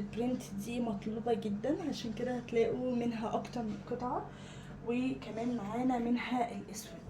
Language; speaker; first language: Arabic; native; Arabic